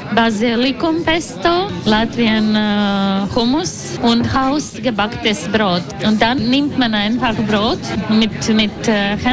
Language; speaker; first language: German; non-native, learner; Latvian